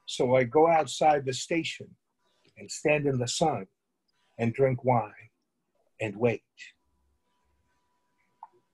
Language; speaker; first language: English; native; English